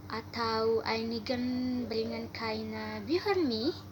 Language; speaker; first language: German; non-native, learner; Indonesian